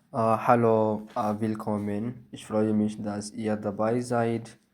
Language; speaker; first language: German; non-native, fluent; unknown